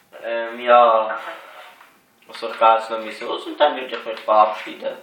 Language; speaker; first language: German; native; German